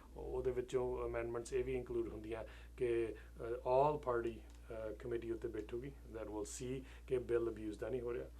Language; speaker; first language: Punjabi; early bilingual, heritage; Punjabi